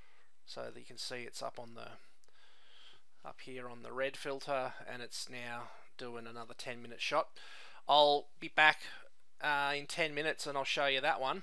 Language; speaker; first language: English; native; English